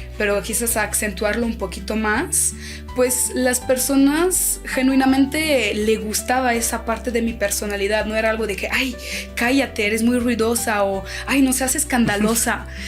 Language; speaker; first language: Spanish; non-native, fluent; French